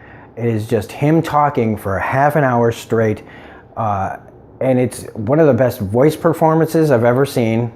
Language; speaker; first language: English; native; English